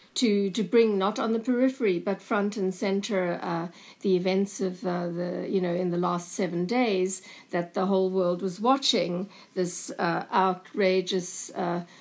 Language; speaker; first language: English; native; English